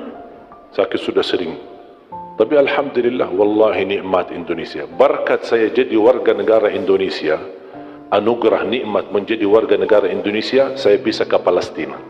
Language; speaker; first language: Indonesian; non-native, fluent; Arabic